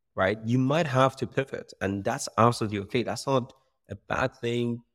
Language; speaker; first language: English; non-native, fluent; Persian